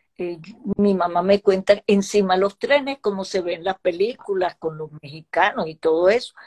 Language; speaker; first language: Spanish; early bilingual, other home language; Hebrew